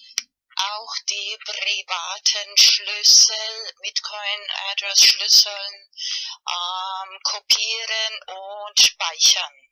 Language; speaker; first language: German; non-native, fluent; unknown